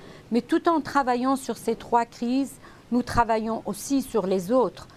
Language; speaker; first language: French; non-native, local second language; Arabic